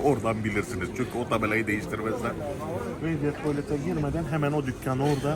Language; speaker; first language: Turkish; native; Turkish